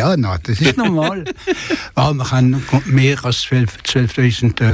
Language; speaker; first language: German; non-native, local second language; French